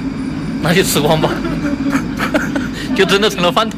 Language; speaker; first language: Chinese; native; Chinese